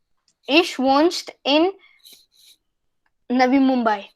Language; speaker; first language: German; non-native, learner; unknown